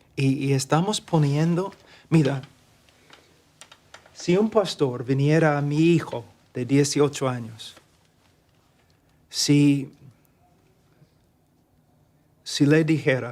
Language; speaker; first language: Spanish; non-native, fluent; English